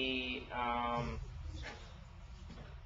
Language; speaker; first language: Spanish; non-native, learner; English